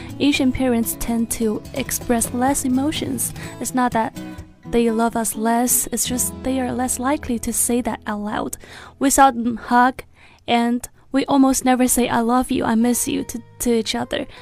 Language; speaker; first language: English; non-native, fluent; Chinese